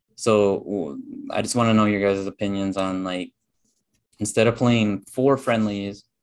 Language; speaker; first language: English; early bilingual, other home language; Spanish